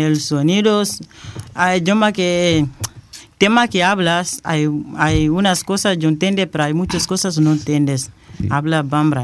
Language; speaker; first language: Spanish; non-native, learner; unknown